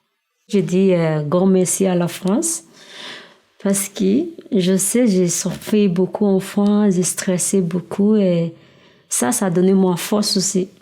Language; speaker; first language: French; non-native, learner; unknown